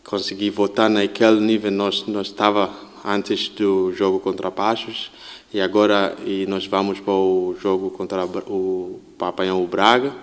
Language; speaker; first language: Portuguese; non-native, learner; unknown